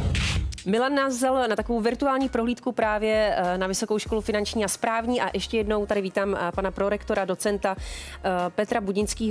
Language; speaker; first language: Czech; native; Czech